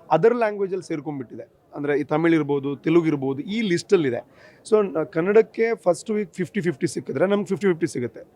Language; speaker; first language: Kannada; non-native, local second language; Tulu